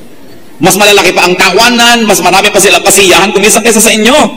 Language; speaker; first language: Filipino; native; Filipino